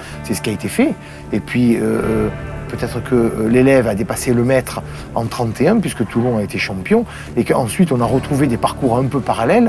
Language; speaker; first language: French; native; French